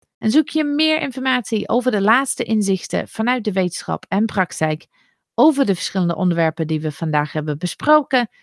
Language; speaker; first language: Dutch; non-native, fluent; English